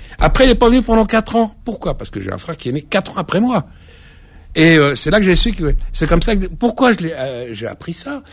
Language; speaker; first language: French; early bilingual, other home language; Arabic